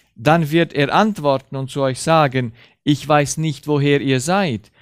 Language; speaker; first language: German; early bilingual, heritage; Romanian